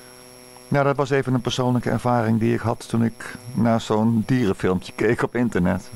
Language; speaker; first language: Dutch; native; Dutch